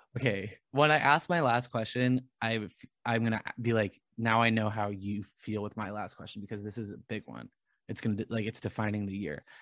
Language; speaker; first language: English; native; English